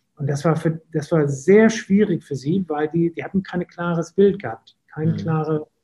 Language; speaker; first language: German; non-native, fluent; English